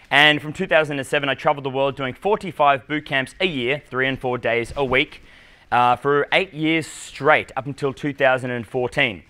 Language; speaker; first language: English; native; English